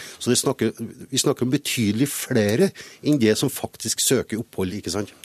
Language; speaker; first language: Norwegian; native; Norwegian